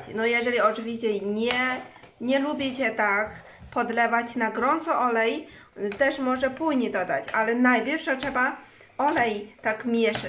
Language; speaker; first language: Polish; non-native, learner; Chinese